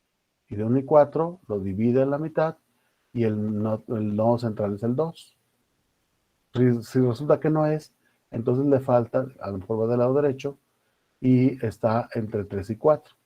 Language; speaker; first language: Spanish; native; Spanish